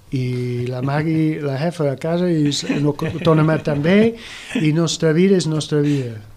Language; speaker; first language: Catalan; non-native, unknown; English